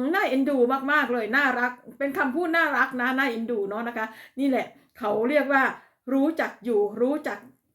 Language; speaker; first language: Thai; native; Thai